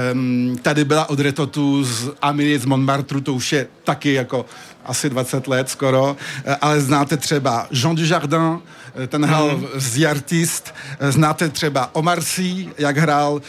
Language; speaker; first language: Czech; early bilingual, heritage; French